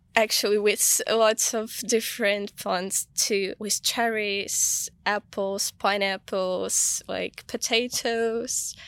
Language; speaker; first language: English; non-native, fluent; Ukrainian